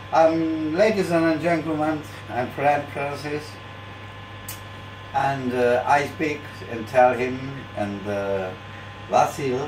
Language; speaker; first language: English; non-native, learner; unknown